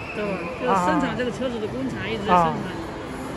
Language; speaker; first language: Chinese; native; Chinese